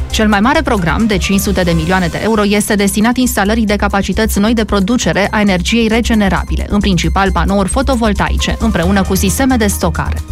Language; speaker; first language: Romanian; native; Romanian